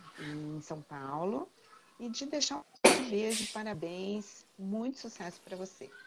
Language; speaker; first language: Portuguese; native; Portuguese